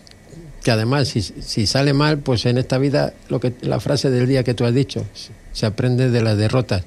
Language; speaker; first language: Spanish; native; Spanish